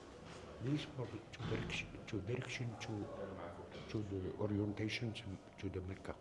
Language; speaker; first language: English; non-native, learner; Arabic